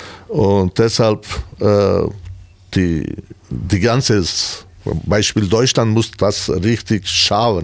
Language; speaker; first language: German; non-native, learner; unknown